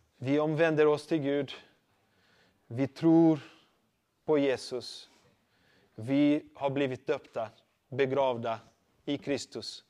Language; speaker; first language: Swedish; non-native, fluent; Portuguese